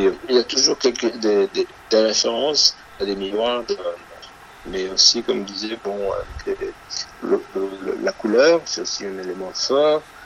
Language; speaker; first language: French; non-native, fluent; Spanish